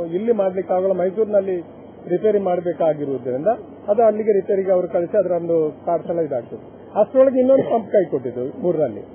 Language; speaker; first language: Kannada; native; Kannada